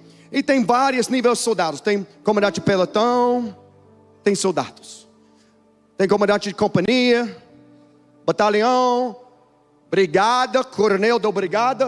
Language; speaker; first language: Portuguese; non-native, learner; English